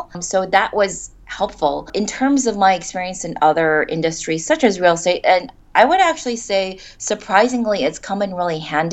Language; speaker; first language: English; native; English